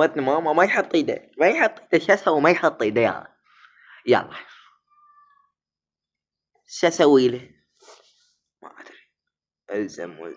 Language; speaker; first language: Arabic; native; Arabic